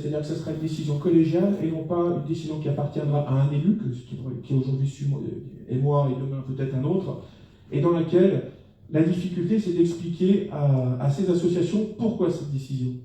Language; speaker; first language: French; native; French